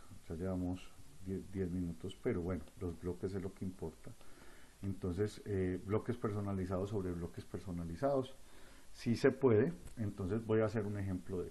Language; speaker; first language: Spanish; native; Spanish